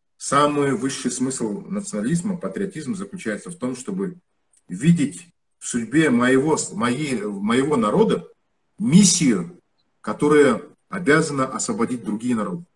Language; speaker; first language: Russian; non-native, local second language; Kazakh